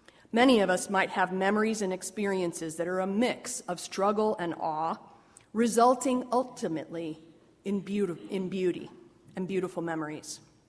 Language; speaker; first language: English; native; English